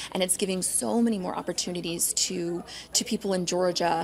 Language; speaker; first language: English; native; English